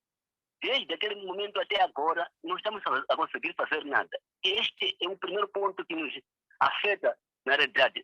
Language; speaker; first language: Portuguese; non-native, local second language; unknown